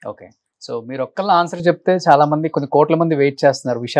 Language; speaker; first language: Telugu; native; Telugu